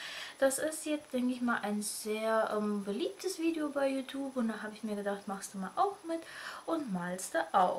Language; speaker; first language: German; early bilingual, other home language; Russian